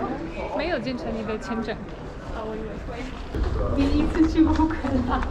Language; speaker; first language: Chinese; non-native, fluent; Polish